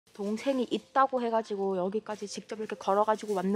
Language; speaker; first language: Korean; native; Korean